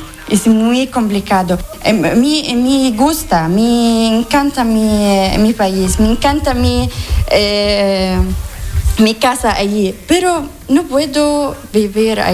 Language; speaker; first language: Spanish; non-native, learner; Arabic